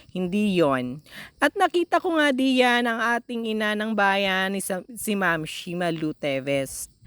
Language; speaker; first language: Filipino; native; Filipino